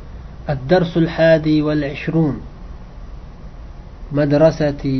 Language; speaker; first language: Arabic; non-native, fluent; Uzbek